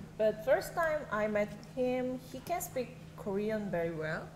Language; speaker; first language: English; non-native, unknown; Korean